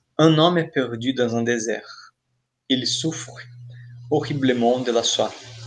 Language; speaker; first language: French; non-native, fluent; Portuguese